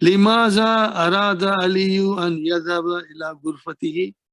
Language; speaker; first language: Arabic; non-native, fluent; Urdu